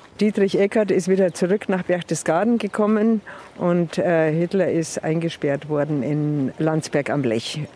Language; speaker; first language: German; native; German